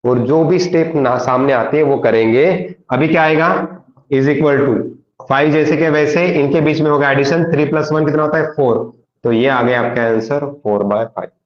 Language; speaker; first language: Hindi; non-native, local second language; Marathi